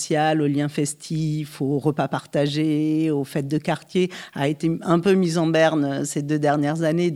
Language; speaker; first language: French; native; French